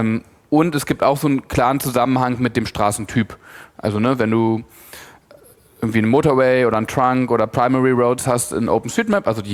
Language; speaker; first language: German; native; German